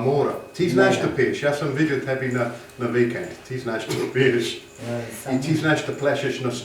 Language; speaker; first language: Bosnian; non-native, learner; English